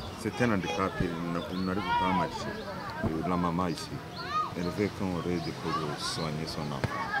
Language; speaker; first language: French; non-native, local second language; Kinyarwanda